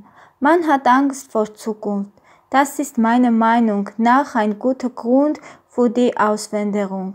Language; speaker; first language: German; non-native, learner; Armenian